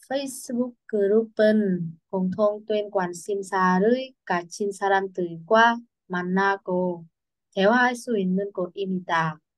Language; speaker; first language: Korean; non-native, learner; Vietnamese